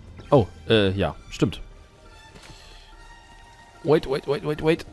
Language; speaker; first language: German; native; German